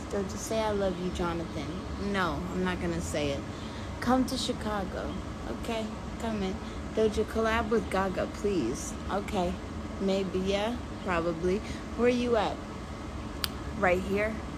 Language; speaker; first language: English; native; English